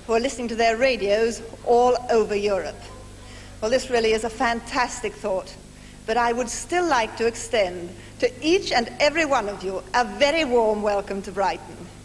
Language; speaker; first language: English; native; English